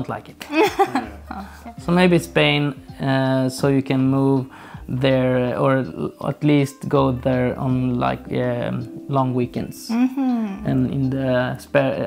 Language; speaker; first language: English; non-native, fluent; Swedish